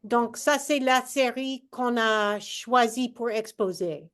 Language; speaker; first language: French; non-native, learner; English